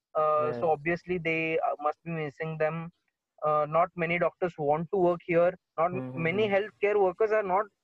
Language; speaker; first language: English; non-native, local second language; Marathi